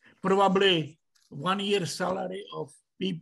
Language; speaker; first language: English; non-native, learner; Czech